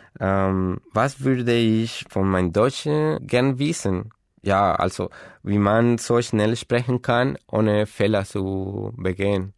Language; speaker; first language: German; non-native, fluent; Spanish